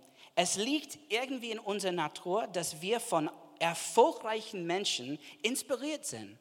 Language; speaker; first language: German; non-native, fluent; English